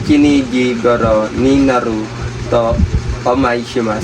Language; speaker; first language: Japanese; non-native, learner; Filipino